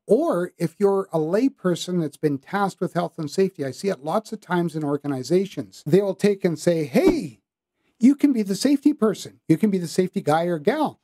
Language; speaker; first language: English; native; English